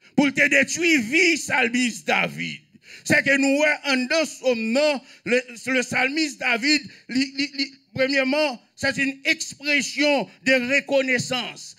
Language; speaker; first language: French; non-native, local second language; Haitian Creole